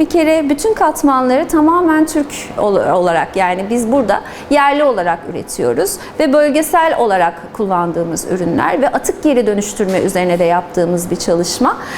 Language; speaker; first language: Turkish; native; Turkish